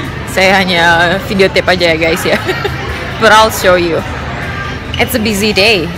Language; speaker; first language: English; non-native, fluent; Indonesian